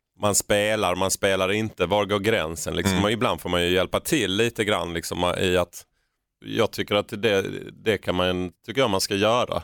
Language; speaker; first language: Swedish; native; Swedish